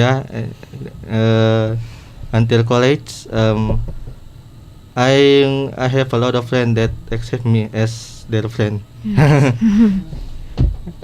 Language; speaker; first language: English; non-native, learner; Indonesian